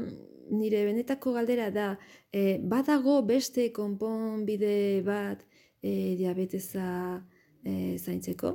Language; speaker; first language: Basque; non-native, learner; Spanish